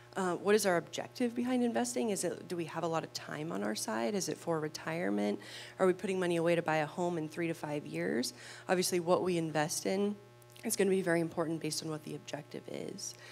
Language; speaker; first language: English; native; English